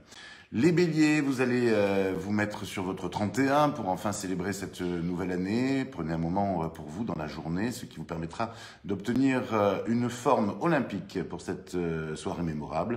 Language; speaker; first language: French; native; French